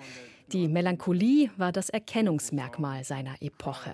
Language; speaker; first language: German; native; German